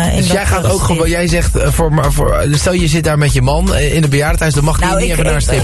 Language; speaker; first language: Dutch; native; Dutch